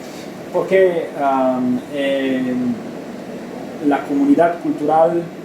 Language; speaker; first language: Spanish; non-native, learner; Romanian